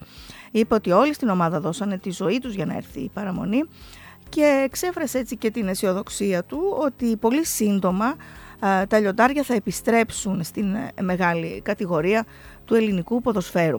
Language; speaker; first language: Greek; native; Greek